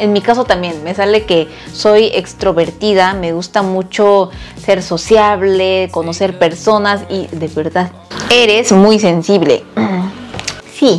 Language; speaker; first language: Spanish; early bilingual, other home language; Korean